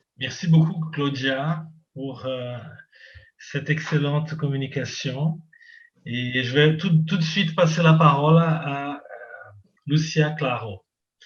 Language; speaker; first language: French; non-native, fluent; Portuguese